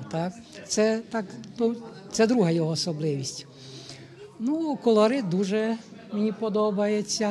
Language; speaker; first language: Ukrainian; native; Ukrainian